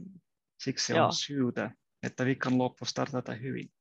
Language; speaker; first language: Finnish; non-native, learner; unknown